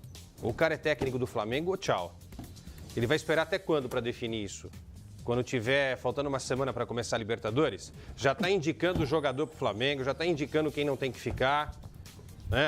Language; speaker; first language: Portuguese; native; Portuguese